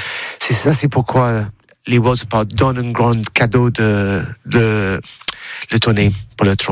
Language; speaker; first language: French; non-native, learner; English